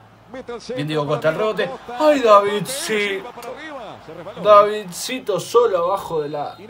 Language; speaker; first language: Spanish; native; Spanish